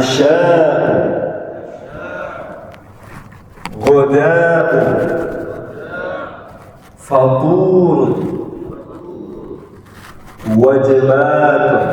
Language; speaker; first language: Arabic; non-native, fluent; Indonesian